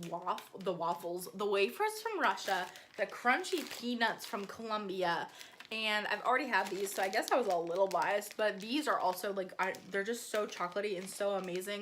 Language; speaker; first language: English; native; English